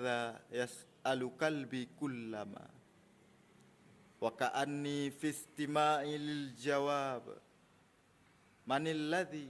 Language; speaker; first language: Arabic; non-native, learner; Achinese